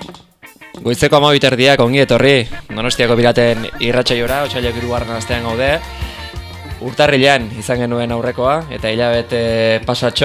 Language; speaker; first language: Basque; native; Basque